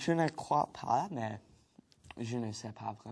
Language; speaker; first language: French; non-native, learner; English